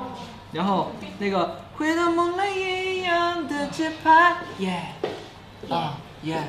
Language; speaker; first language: Chinese; native; Chinese